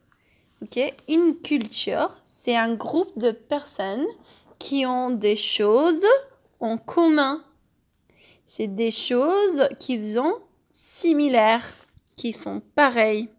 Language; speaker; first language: French; non-native, fluent; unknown